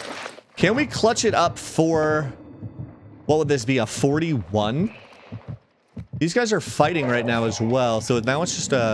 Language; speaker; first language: English; native; English